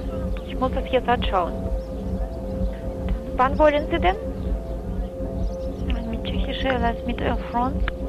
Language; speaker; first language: German; non-native, fluent; Armenian